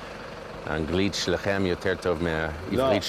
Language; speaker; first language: Hebrew; non-native, learner; English